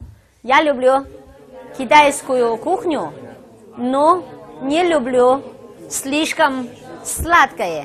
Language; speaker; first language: Russian; non-native, fluent; Chinese